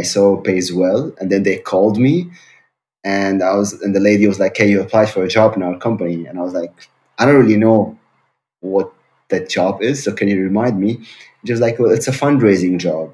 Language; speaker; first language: English; non-native, fluent; Arabic